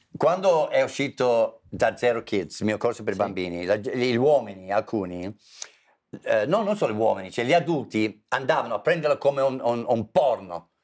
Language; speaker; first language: Italian; non-native, fluent; English